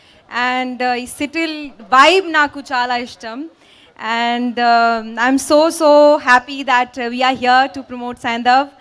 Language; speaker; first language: Telugu; non-native, learner; Hindi